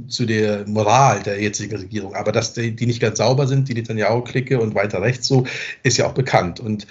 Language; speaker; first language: German; native; German